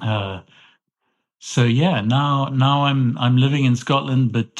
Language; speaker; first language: English; native; English